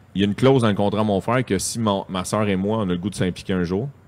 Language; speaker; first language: French; native; French